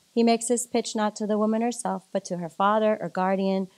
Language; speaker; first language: English; native; English